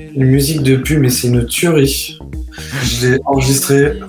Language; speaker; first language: French; native; French